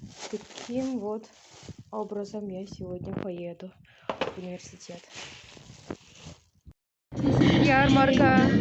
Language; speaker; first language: Russian; non-native, local second language; Kyrgyz